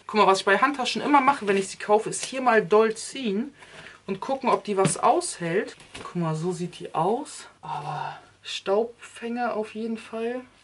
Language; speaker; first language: German; early bilingual, other home language; Turkish